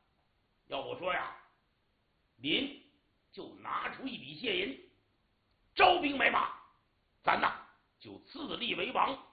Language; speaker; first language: Chinese; native; Chinese